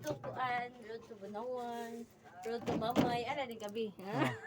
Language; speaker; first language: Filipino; non-native, local second language; Cebuano